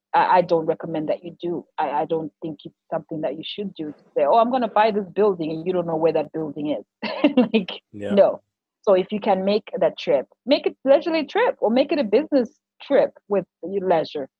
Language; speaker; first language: English; non-native, local second language; Shona